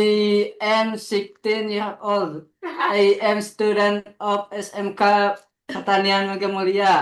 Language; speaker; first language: English; non-native, learner; Indonesian